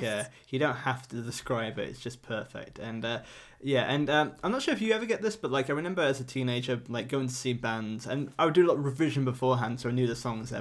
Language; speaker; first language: English; native; English